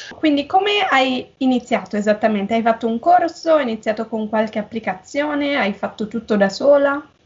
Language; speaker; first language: Italian; native; Italian